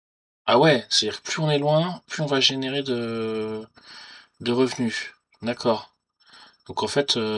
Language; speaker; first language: French; native; French